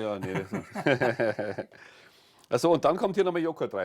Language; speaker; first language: German; native; German